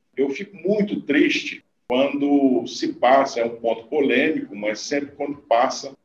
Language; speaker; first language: Portuguese; native; Portuguese